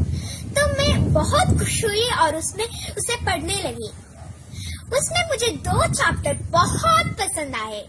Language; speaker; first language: Hindi; non-native, local second language; Kannada